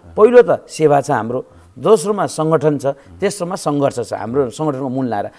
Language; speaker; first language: Nepali; native; Nepali